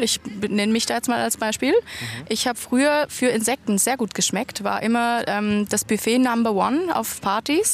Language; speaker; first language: German; native; German